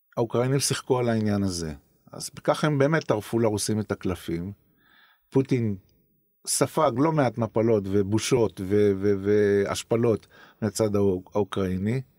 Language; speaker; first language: Hebrew; native; Hebrew